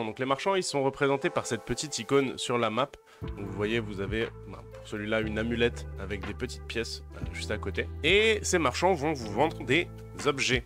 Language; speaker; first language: French; native; French